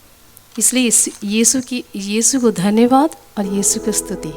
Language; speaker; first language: Hindi; non-native, local second language; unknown